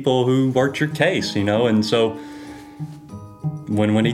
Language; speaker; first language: English; native; English